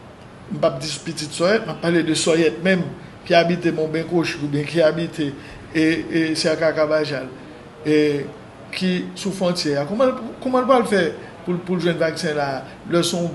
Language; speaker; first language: French; non-native, local second language; Haitian Creole